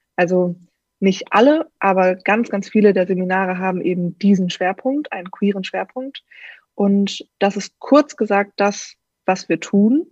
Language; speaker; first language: German; native; German